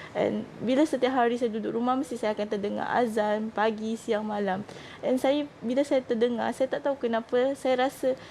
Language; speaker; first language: Malay; non-native, local second language; Chinese